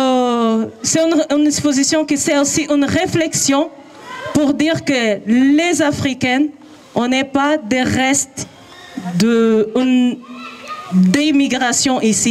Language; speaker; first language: French; non-native, learner; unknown